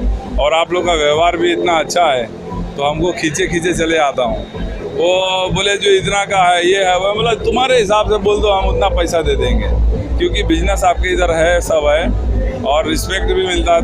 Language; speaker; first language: Hindi; non-native, local second language; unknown